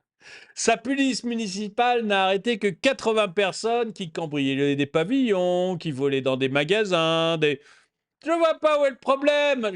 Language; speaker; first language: French; native; French